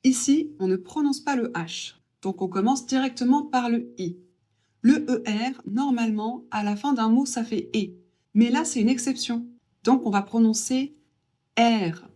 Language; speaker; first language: French; native; French